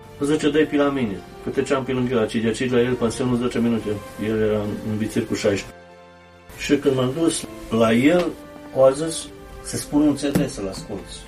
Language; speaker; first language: Romanian; early bilingual, heritage; Romanian